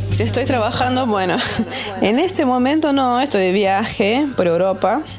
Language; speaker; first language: Spanish; non-native, fluent; Portuguese